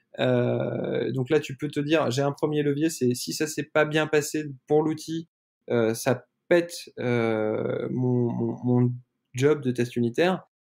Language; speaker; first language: French; native; French